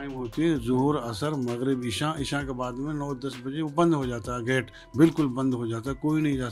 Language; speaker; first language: Hindi; native; Hindi